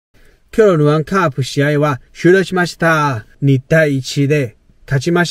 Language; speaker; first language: Japanese; non-native, learner; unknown